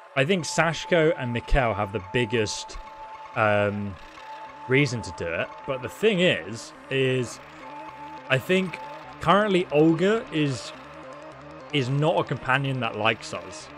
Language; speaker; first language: English; native; English